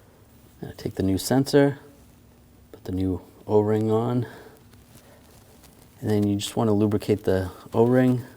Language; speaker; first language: English; native; English